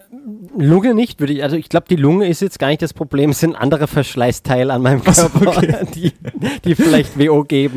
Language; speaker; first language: German; native; German